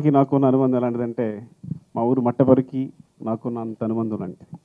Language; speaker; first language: Telugu; native; Telugu